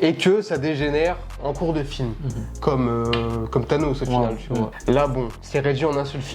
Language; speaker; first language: French; native; French